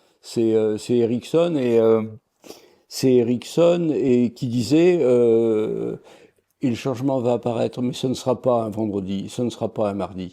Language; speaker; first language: French; native; French